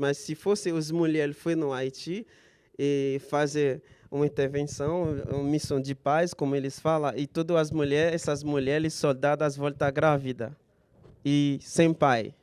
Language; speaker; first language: Portuguese; non-native, fluent; Haitian Creole